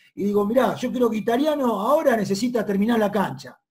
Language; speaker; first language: Spanish; native; Spanish